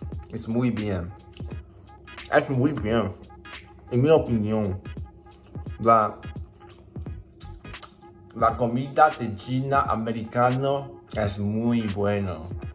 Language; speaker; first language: Spanish; non-native, learner; Chinese